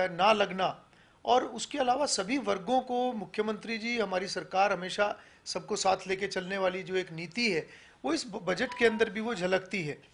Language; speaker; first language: Hindi; native; Hindi